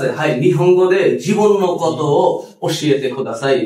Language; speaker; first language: Japanese; non-native, fluent; Bangla